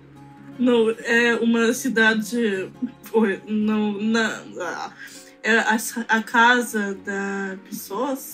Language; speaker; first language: Portuguese; non-native, learner; Russian